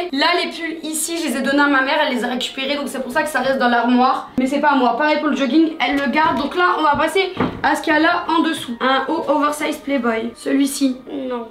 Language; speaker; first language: French; native; French